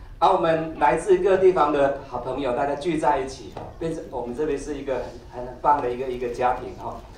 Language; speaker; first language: Chinese; native; Chinese